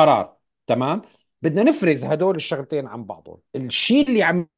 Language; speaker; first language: Arabic; native; Arabic